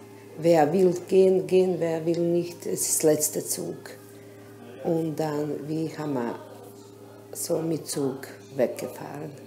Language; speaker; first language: German; non-native, learner; Bosnian